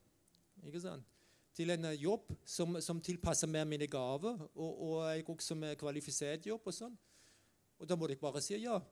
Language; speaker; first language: Norwegian; non-native, fluent; German